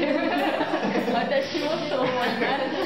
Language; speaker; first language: Japanese; non-native, fluent; French